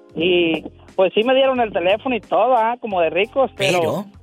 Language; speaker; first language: Spanish; native; Spanish